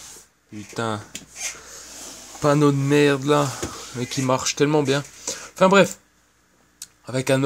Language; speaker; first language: French; native; French